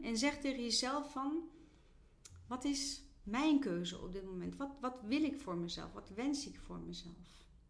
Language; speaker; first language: Dutch; non-native, fluent; French